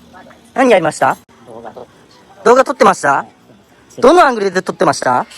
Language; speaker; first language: Japanese; native; Japanese